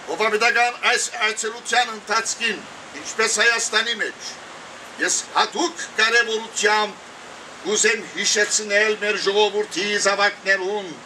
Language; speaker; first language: Armenian; early bilingual, heritage; Armenian